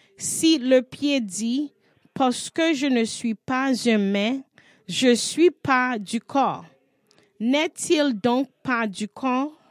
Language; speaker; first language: French; non-native, learner; English